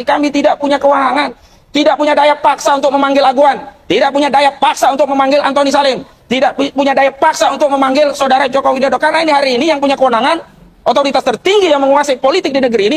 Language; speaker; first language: Indonesian; native; Indonesian